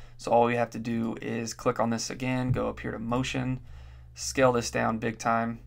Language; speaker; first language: English; native; English